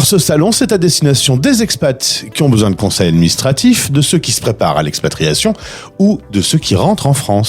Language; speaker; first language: French; native; French